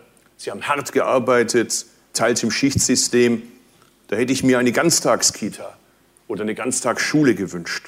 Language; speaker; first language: German; early bilingual, other home language; Turkish